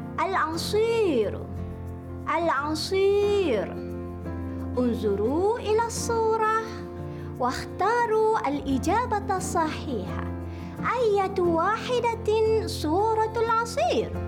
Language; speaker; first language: Arabic; non-native, fluent; Malay